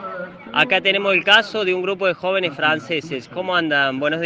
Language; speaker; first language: Spanish; native; Spanish